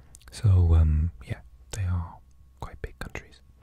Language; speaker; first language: English; native; English